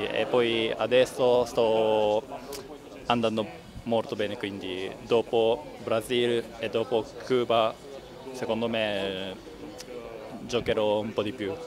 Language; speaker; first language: Italian; non-native, fluent; Japanese